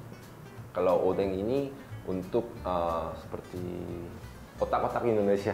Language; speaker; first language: Indonesian; non-native, fluent; Korean